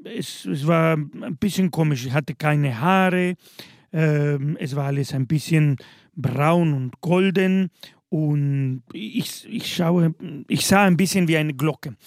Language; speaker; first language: German; non-native, fluent; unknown